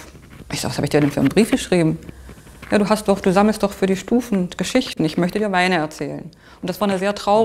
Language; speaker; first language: German; native; German